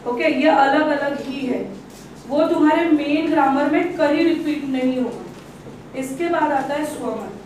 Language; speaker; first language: Hindi; non-native, local second language; Marathi